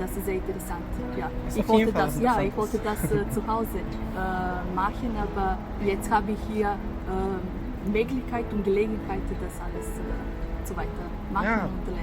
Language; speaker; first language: German; non-native, learner; Serbian